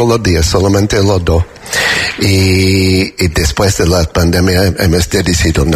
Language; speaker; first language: Spanish; non-native, learner; English